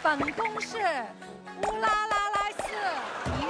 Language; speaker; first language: Chinese; non-native, local second language; Cantonese